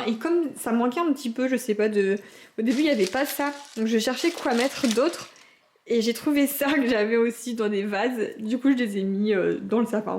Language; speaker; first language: French; native; French